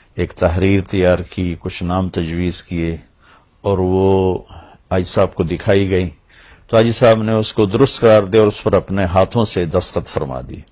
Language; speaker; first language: Urdu; non-native, local second language; Punjabi